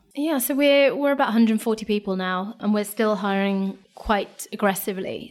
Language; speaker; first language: English; native; English